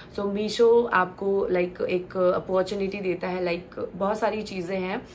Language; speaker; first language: Hindi; non-native, local second language; Gujarati